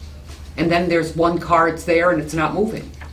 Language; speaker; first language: English; native; English